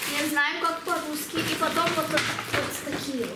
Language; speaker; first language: Russian; early bilingual, heritage; Lithuanian